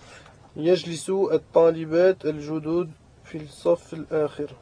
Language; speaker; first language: Arabic; non-native, learner; French